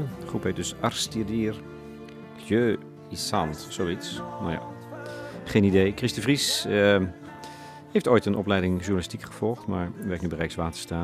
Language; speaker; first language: Dutch; native; Dutch